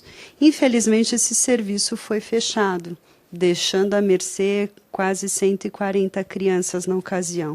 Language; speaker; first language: Portuguese; native; Portuguese